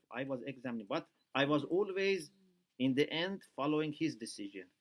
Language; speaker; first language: English; non-native, fluent; Persian